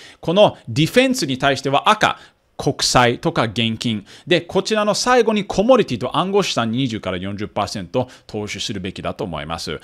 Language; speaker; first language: Japanese; early bilingual, heritage; Japanese